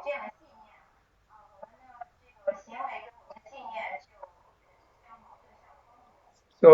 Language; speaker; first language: Chinese; native; Chinese